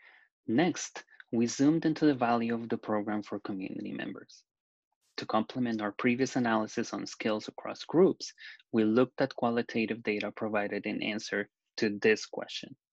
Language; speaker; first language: English; non-native, fluent; Spanish